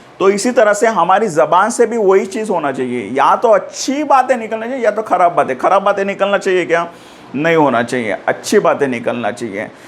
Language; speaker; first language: Hindi; non-native, local second language; Marathi